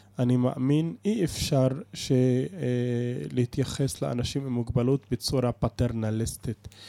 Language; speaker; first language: Hebrew; non-native, local second language; Arabic